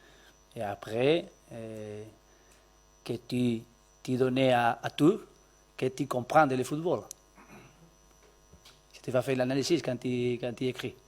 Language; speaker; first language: French; non-native, learner; Spanish